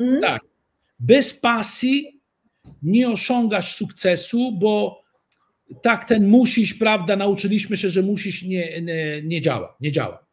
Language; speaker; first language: Polish; early bilingual, heritage; Italian